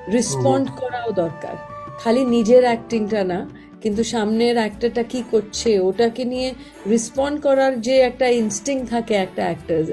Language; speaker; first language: Bangla; non-native, local second language; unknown